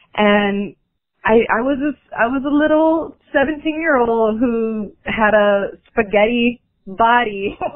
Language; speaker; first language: English; native; English